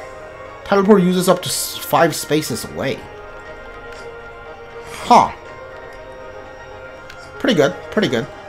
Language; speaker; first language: English; native; English